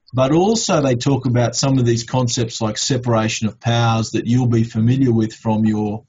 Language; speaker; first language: English; native; English